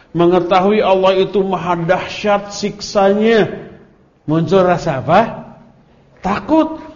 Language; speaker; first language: Indonesian; non-native, local second language; Sundanese